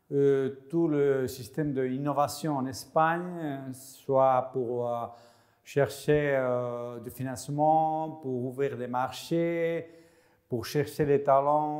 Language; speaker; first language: French; non-native, fluent; Spanish